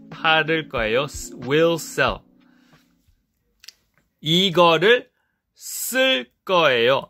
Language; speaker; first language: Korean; non-native, fluent; English